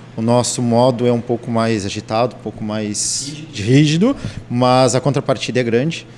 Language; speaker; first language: Portuguese; native; Portuguese